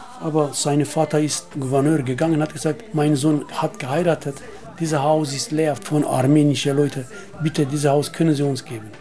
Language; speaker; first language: German; non-native, learner; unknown